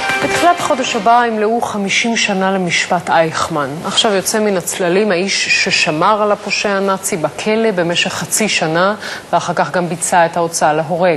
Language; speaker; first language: Hebrew; native; Hebrew